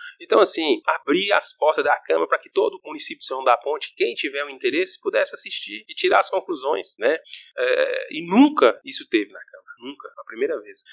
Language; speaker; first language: Portuguese; native; Portuguese